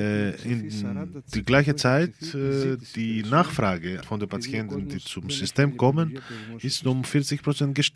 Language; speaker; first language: German; non-native, fluent; Greek